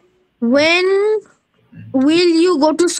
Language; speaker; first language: English; non-native, learner; Bangla